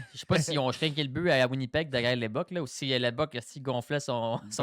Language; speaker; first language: French; native; French